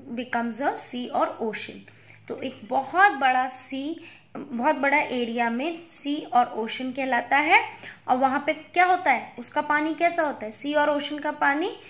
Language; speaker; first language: Hindi; native; Hindi